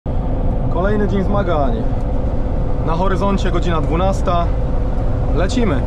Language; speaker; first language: Polish; native; Polish